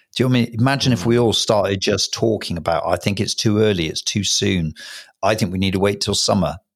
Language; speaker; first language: English; native; English